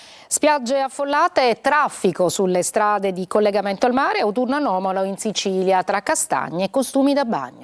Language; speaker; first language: Italian; native; Italian